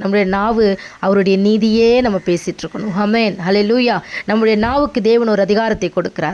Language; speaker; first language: Tamil; native; Tamil